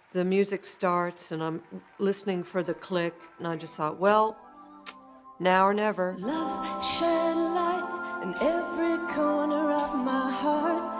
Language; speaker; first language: English; native; English